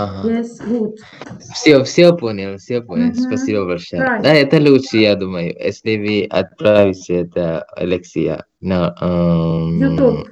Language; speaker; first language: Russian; non-native, learner; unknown